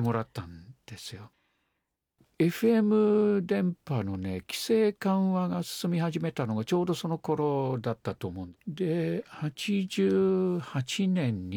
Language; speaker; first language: Japanese; non-native, fluent; English